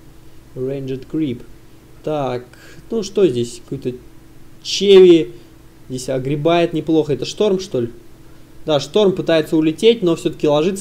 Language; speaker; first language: Russian; native; Russian